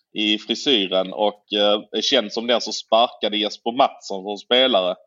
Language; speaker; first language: Swedish; native; Swedish